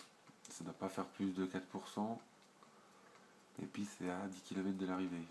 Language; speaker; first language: French; native; French